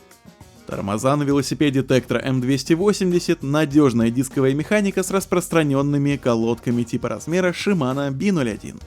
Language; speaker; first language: Russian; native; Russian